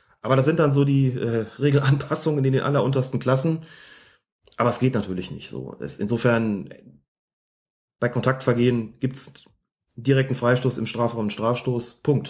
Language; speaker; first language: German; native; German